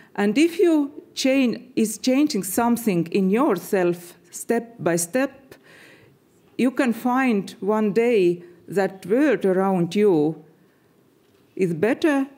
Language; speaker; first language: English; non-native, fluent; Estonian